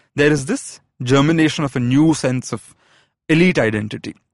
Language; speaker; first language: English; non-native, local second language; Malayalam